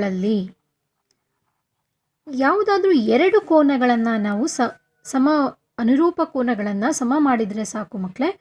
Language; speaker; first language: Kannada; native; Kannada